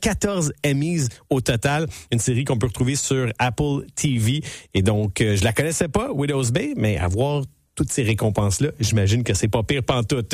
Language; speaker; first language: French; native; French